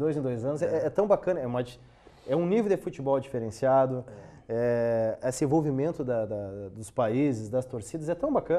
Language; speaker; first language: Portuguese; native; Portuguese